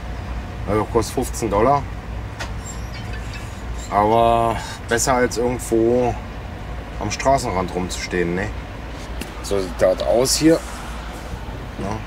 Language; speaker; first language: German; native; German